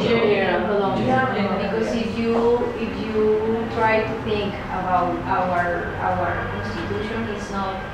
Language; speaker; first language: English; non-native, learner; Spanish